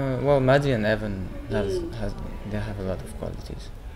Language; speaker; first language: English; non-native, local second language; French